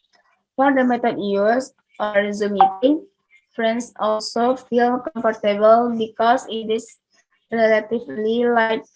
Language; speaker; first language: English; non-native, learner; Indonesian